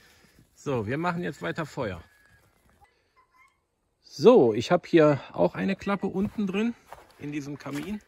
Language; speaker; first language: German; native; German